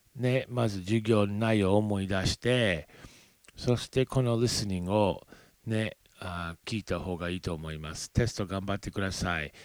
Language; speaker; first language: Japanese; non-native, fluent; English